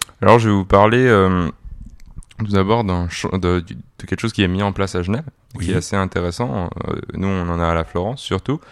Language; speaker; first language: French; native; French